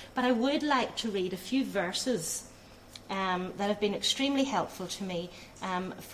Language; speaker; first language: English; native; English